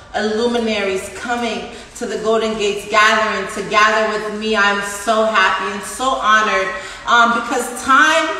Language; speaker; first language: English; native; English